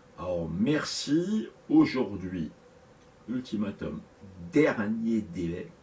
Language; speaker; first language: French; native; French